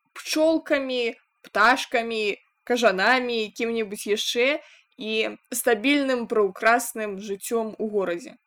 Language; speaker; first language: Belarusian; non-native, local second language; Russian